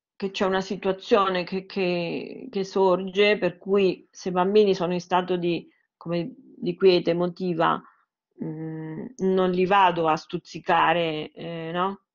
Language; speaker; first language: Italian; native; Italian